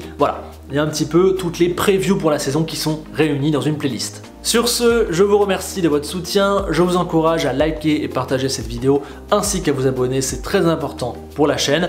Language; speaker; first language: French; native; French